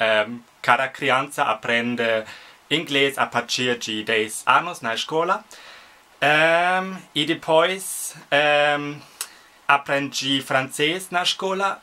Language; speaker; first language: Portuguese; non-native, fluent; German